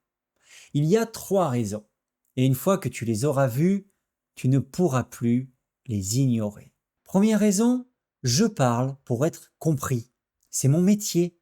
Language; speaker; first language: French; native; French